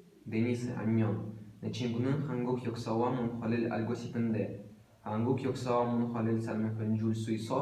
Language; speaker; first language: Korean; non-native, learner; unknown